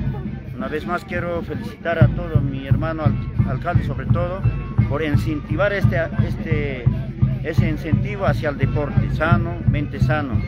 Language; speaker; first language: Spanish; non-native, local second language; Aymara